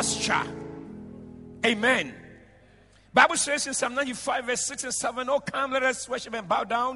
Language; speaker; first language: English; non-native, local second language; Akan